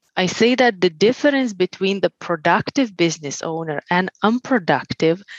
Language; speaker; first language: English; non-native, fluent; Lithuanian